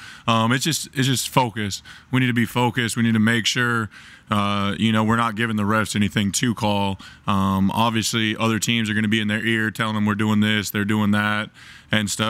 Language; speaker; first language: English; native; English